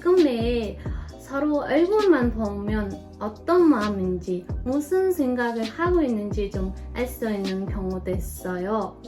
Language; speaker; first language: Korean; non-native, fluent; Mongolian